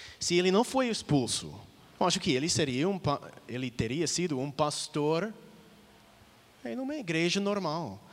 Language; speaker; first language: Portuguese; non-native, fluent; English